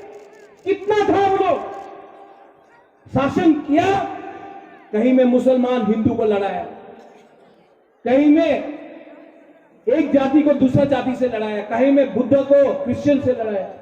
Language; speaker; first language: Hindi; non-native, local second language; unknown